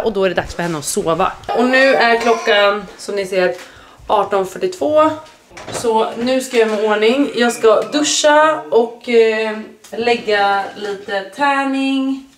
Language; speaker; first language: Swedish; native; Swedish